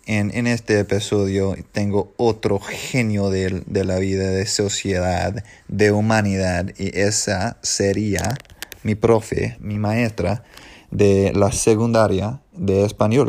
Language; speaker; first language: Spanish; non-native, fluent; English